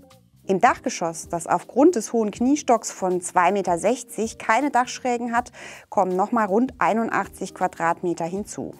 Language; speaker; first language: German; native; German